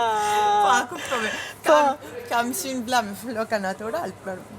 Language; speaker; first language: Albanian; non-native, learner; English